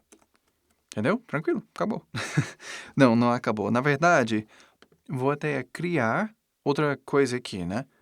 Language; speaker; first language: Portuguese; non-native, fluent; English